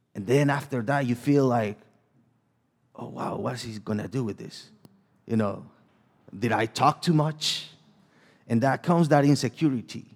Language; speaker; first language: English; non-native, fluent; Spanish